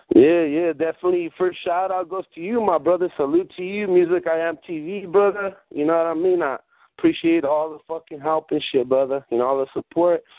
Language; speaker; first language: English; early bilingual, other home language; Spanish